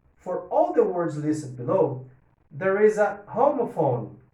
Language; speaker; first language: English; non-native, fluent; Portuguese